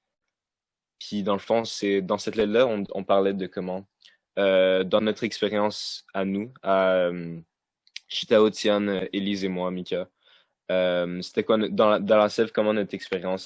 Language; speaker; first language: French; native; French